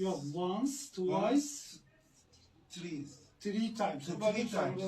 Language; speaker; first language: English; non-native, fluent; Turkish